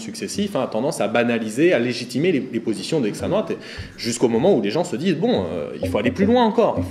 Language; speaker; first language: French; native; French